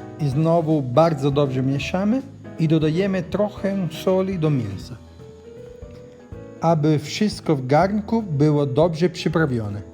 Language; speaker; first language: Polish; non-native, learner; Italian